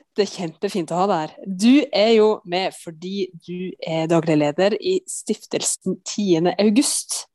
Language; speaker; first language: Norwegian; native; Norwegian